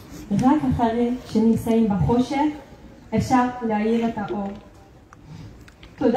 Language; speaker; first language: Hebrew; non-native, fluent; French